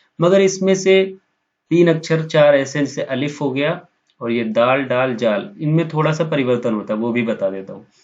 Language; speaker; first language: Hindi; native; Hindi